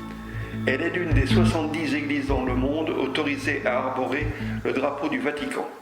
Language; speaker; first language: French; native; French